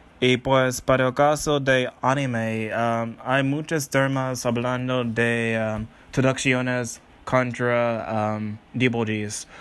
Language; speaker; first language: Spanish; non-native, learner; English